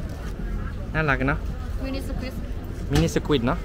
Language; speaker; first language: Thai; non-native, fluent; French